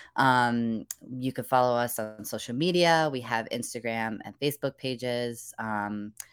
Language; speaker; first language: English; native; English